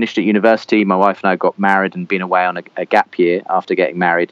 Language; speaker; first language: English; native; English